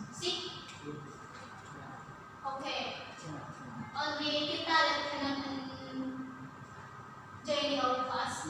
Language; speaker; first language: English; non-native, learner; Indonesian